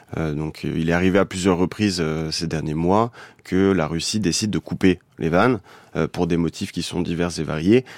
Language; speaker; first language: French; native; French